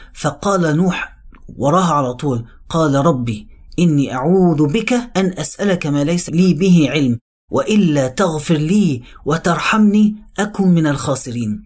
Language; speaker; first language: Arabic; native; Arabic